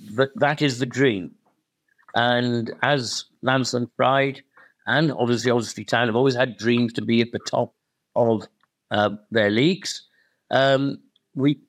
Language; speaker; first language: English; native; English